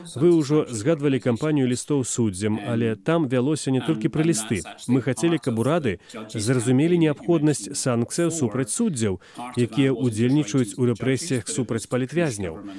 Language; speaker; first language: Belarusian; non-native, fluent; English